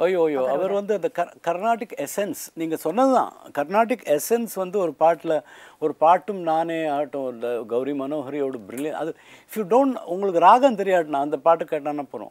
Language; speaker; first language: Tamil; native; Tamil